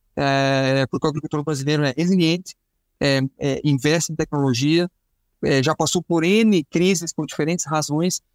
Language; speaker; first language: Portuguese; native; Portuguese